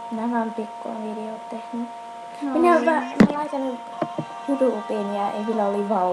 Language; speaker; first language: Finnish; early bilingual, heritage; Finnish